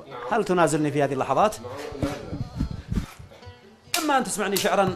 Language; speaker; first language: Arabic; native; Arabic